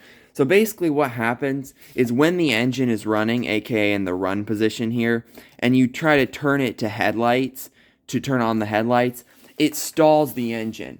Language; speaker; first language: English; native; English